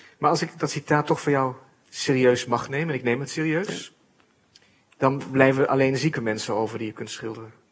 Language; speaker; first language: Dutch; native; Dutch